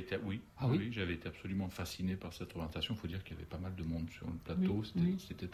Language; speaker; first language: French; native; French